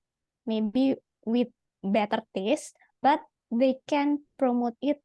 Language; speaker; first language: English; non-native, learner; Indonesian